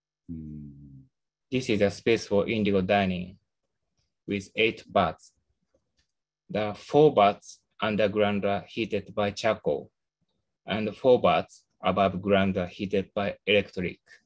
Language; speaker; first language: English; non-native, learner; Japanese